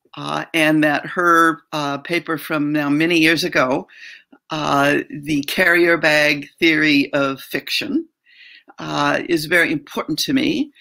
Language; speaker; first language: English; native; English